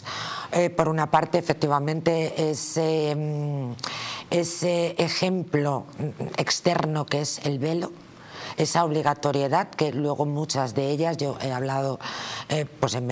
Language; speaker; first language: Spanish; native; Spanish